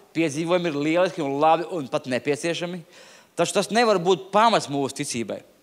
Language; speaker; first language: Latvian; non-native, local second language; Russian